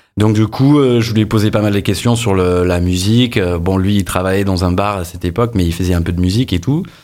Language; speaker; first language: French; non-native, fluent; English